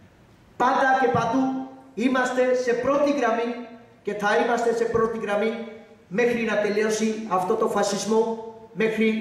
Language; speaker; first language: Greek; non-native, learner; Urdu